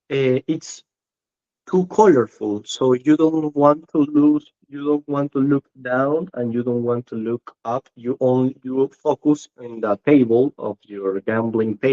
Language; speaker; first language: English; non-native, learner; Spanish